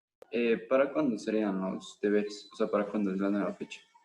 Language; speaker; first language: Spanish; native; Spanish